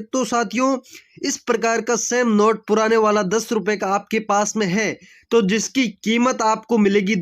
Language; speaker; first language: Hindi; native; Hindi